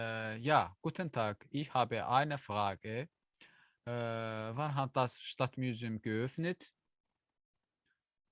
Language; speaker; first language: German; non-native, learner; Azerbaijani